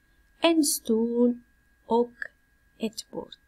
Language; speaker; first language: Swedish; non-native, fluent; Pashto